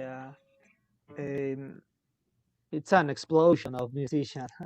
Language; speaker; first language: English; non-native, local second language; Spanish